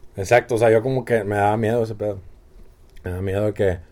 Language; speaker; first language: Spanish; native; Spanish